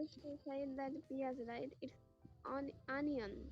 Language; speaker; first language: English; non-native, learner; Bangla